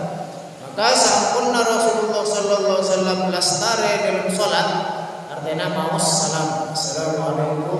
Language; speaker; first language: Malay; non-native, local second language; Madurese